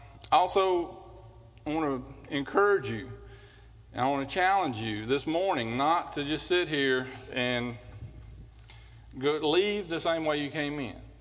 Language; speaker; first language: English; native; English